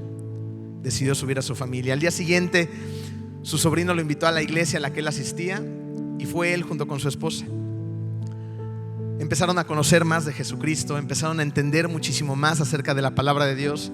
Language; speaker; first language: Spanish; native; Spanish